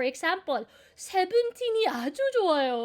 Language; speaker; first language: Korean; non-native, fluent; Filipino